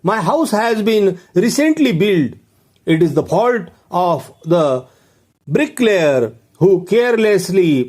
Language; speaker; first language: English; non-native, local second language; Marathi